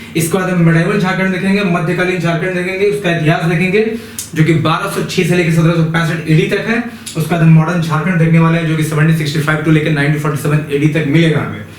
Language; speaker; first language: Hindi; native; Hindi